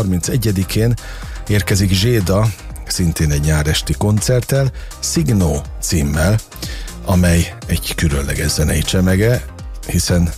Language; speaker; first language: Hungarian; native; Hungarian